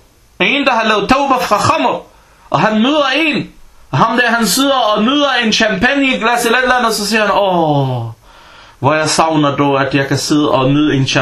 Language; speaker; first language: Danish; early bilingual, other home language; Arabic